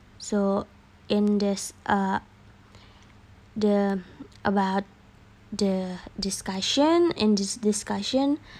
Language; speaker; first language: English; non-native, learner; Indonesian